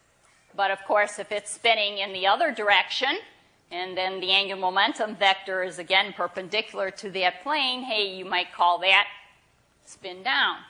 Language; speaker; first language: English; native; English